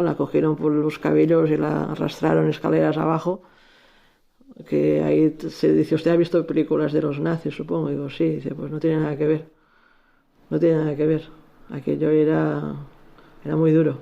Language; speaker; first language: Spanish; native; Spanish